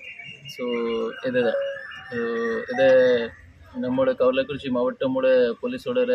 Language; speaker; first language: Tamil; non-native, fluent; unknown